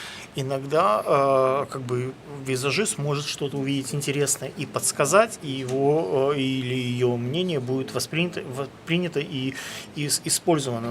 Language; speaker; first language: Russian; native; Russian